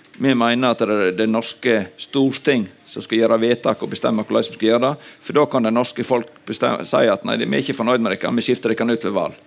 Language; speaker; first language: Norwegian; native; Norwegian